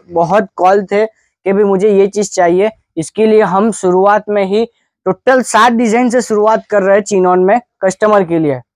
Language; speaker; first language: Hindi; non-native, local second language; Gujarati